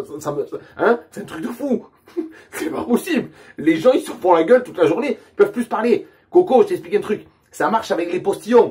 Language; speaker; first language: French; native; French